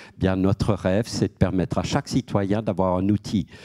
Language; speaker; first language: French; native; French